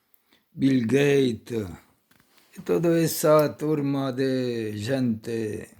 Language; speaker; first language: Portuguese; non-native, fluent; Italian